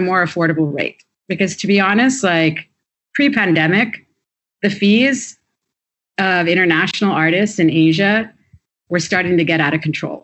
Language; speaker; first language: English; native; English